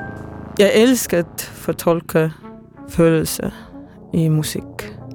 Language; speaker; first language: Danish; non-native, fluent; Estonian